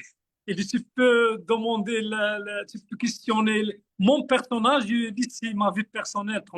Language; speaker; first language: French; non-native, fluent; Arabic